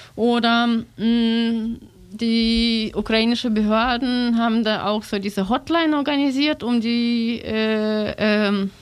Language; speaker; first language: German; non-native, fluent; Russian